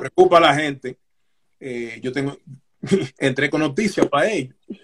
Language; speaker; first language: Spanish; early bilingual, heritage; Spanish